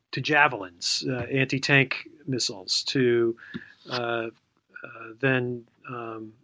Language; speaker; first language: English; native; English